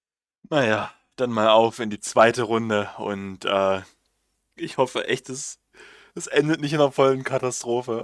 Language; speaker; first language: German; native; German